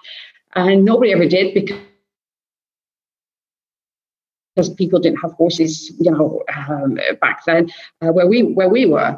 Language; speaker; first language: English; native; English